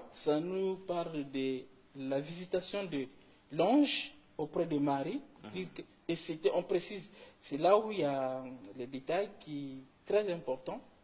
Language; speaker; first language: French; non-native, local second language; Kongo